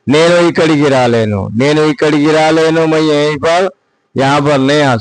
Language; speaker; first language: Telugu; non-native, fluent; Hindi